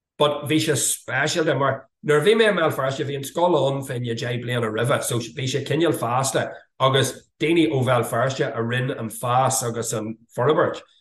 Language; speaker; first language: Irish; non-native, fluent; English